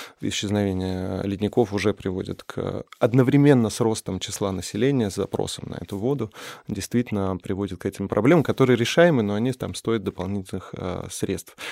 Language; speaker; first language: Russian; native; Russian